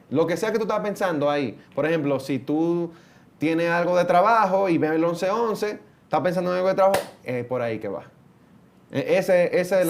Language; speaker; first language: Spanish; native; Spanish